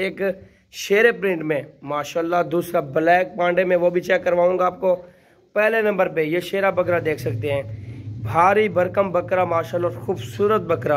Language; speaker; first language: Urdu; non-native, local second language; Saraiki